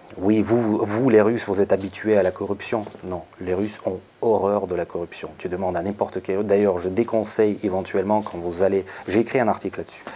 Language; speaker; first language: French; non-native, fluent; Russian